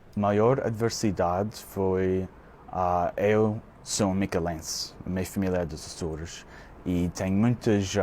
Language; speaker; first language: Portuguese; early bilingual, heritage; Portuguese